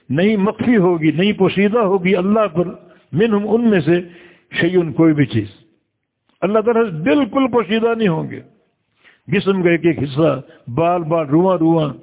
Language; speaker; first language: Urdu; native; Urdu